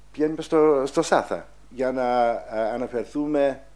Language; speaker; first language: Greek; non-native, fluent; English